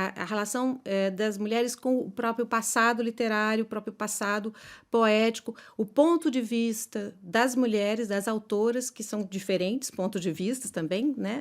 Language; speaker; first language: Portuguese; native; Portuguese